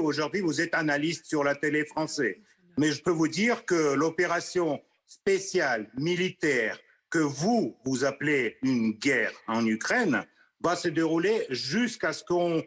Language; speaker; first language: French; non-native, fluent; Russian